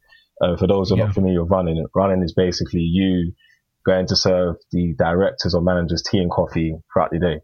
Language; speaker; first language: English; native; English